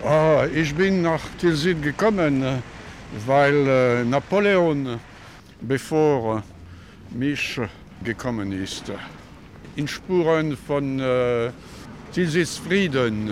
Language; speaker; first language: German; non-native, learner; Russian